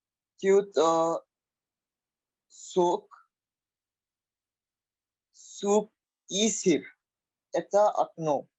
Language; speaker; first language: Russian; non-native, learner; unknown